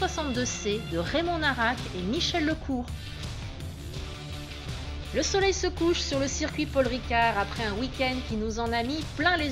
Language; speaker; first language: French; native; French